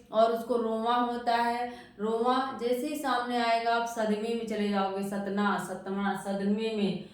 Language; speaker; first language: Hindi; native; Hindi